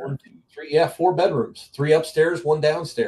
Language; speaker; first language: English; native; English